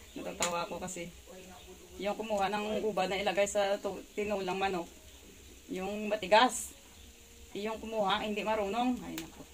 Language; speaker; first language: Filipino; non-native, local second language; Hiligaynon